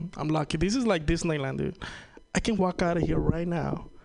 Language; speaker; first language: English; non-native, fluent; Spanish